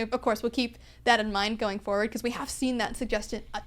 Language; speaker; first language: English; native; English